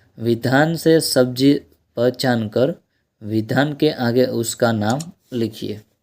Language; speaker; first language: Hindi; non-native, local second language; Gujarati